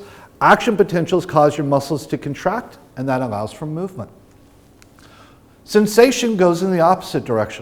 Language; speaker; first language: English; native; English